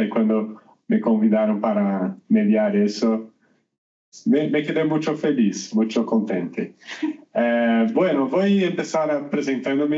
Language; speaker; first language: Spanish; non-native, learner; Portuguese